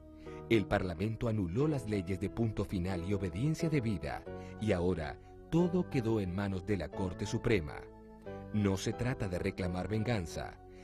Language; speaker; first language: Spanish; native; Spanish